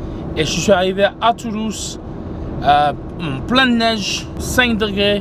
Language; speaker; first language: French; non-native, fluent; English